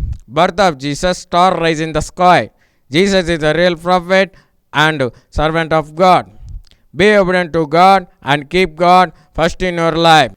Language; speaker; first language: English; non-native, local second language; Telugu